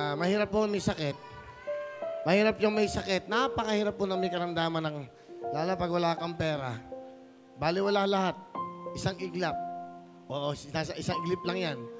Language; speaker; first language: Filipino; native; Filipino